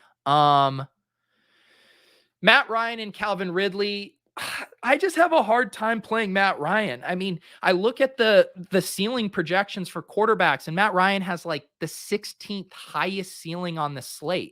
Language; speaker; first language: English; native; English